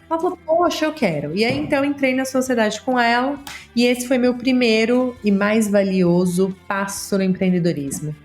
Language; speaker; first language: Portuguese; native; Portuguese